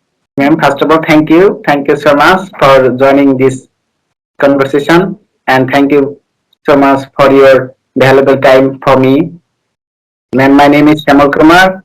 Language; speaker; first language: English; non-native, learner; Bangla